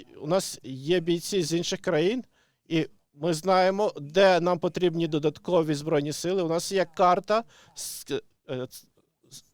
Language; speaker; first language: Ukrainian; non-native, local second language; Russian